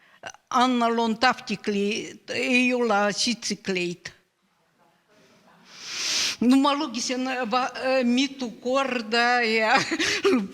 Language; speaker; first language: Estonian; non-native, learner; Russian